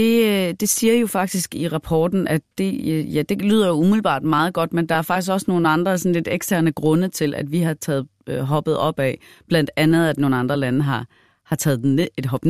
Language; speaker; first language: Danish; native; Danish